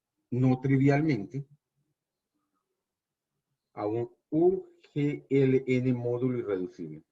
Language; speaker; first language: Spanish; native; Spanish